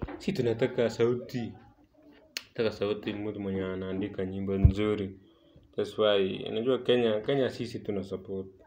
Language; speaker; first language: Swahili; non-native, local second language; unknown